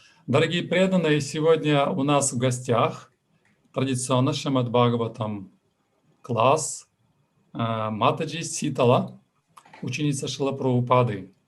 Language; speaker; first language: Russian; native; Russian